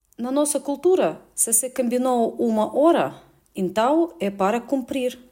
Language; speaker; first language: Portuguese; non-native, fluent; Russian